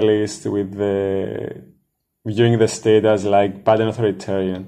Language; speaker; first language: English; non-native, fluent; Greek